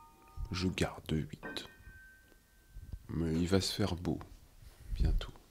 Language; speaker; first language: French; native; French